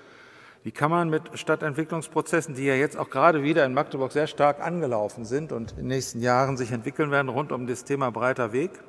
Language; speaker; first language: German; native; German